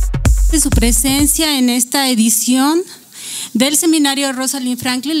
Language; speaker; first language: Spanish; native; Spanish